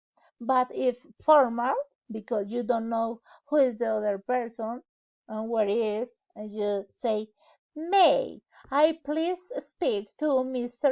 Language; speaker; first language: English; non-native, learner; Spanish